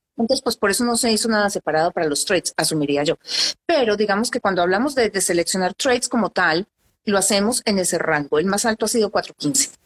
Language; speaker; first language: Spanish; native; Spanish